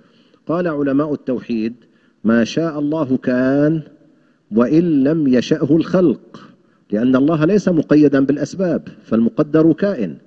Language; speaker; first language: Arabic; native; Arabic